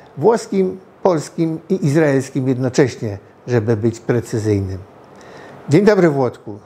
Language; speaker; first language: Polish; native; Polish